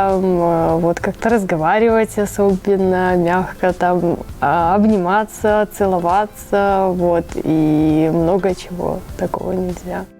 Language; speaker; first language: Russian; native; Russian